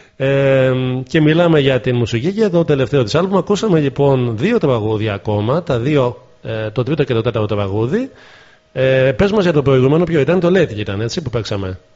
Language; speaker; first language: Greek; native; Greek